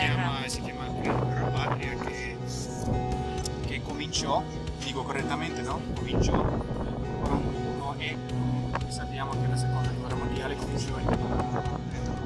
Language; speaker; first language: Italian; non-native, fluent; Russian